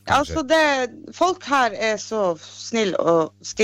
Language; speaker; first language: Norwegian; native; Norwegian